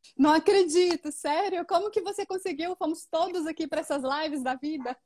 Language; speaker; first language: Portuguese; native; Portuguese